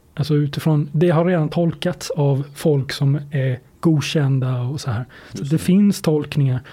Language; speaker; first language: Swedish; native; Swedish